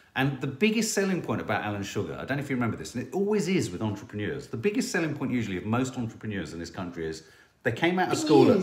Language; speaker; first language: English; native; English